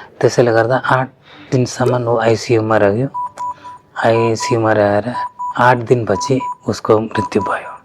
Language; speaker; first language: Nepali; non-native, fluent; Malayalam